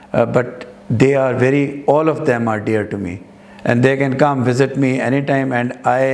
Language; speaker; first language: English; non-native, local second language; Urdu